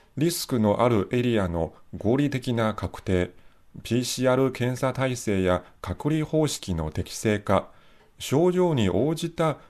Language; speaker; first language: Japanese; non-native, fluent; Chinese